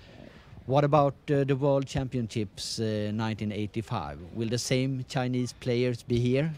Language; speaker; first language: English; non-native, fluent; Swedish